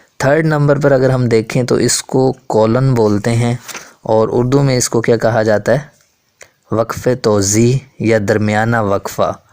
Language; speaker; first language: Urdu; native; Urdu